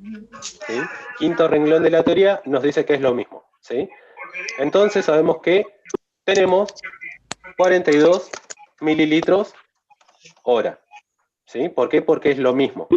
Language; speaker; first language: Spanish; native; Spanish